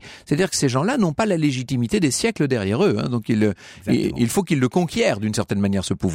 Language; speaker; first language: French; native; French